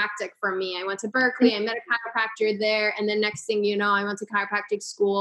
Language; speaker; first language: English; non-native, fluent; Persian